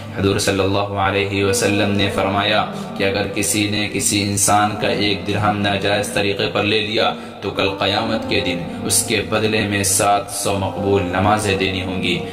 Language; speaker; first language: Urdu; native; Urdu